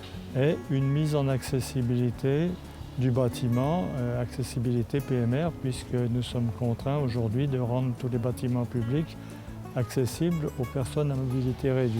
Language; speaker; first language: French; native; French